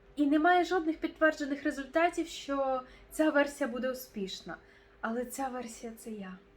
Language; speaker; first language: Ukrainian; non-native, local second language; Russian